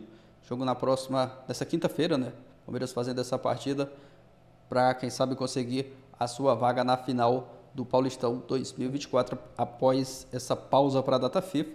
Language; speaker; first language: Portuguese; native; Portuguese